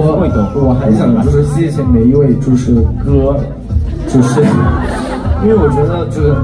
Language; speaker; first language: Chinese; non-native, fluent; Thai